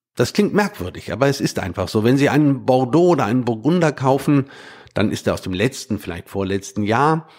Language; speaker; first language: German; native; German